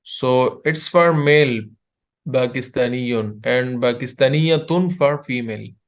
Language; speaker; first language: English; non-native, fluent; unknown